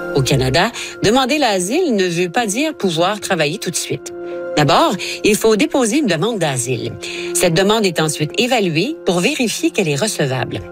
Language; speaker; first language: French; native; French